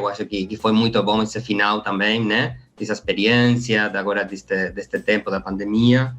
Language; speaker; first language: Portuguese; non-native, learner; Spanish